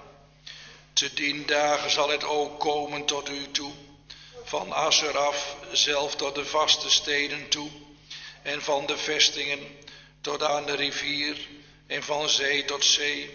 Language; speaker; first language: Dutch; native; Dutch